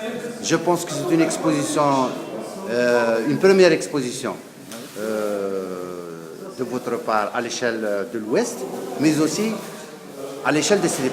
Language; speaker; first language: French; non-native, local second language; Arabic